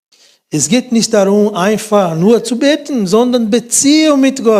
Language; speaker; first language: German; non-native, fluent; Portuguese